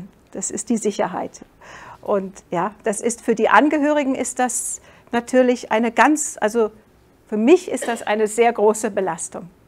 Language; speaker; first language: German; non-native, fluent; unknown